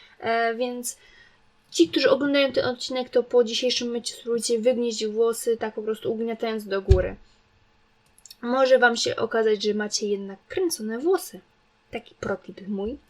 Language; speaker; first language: Polish; native; Polish